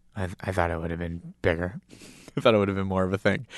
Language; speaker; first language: English; native; English